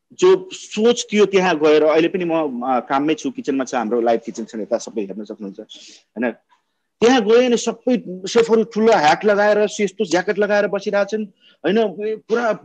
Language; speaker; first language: Nepali; non-native, local second language; Maithili